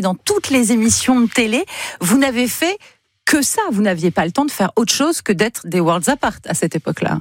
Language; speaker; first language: French; native; French